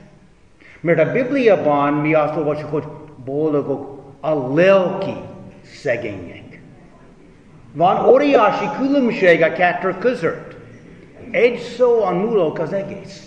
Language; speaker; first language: Hungarian; non-native, fluent; English